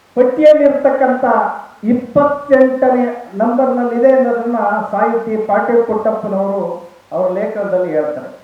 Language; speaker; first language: Kannada; native; Kannada